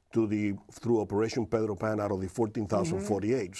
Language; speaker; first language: English; non-native, fluent; Spanish